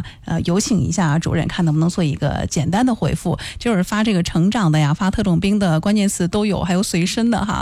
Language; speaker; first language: Chinese; native; Chinese